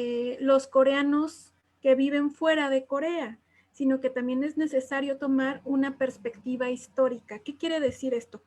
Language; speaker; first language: Spanish; native; Spanish